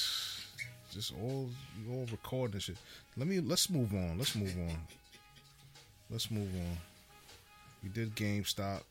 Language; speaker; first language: English; native; English